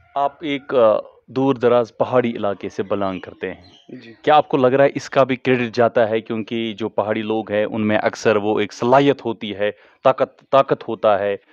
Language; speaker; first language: Hindi; non-native, local second language; Kashmiri